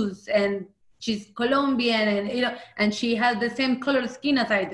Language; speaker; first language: English; early bilingual, other home language; Spanish